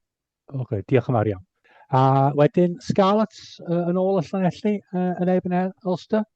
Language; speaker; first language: Welsh; native; Welsh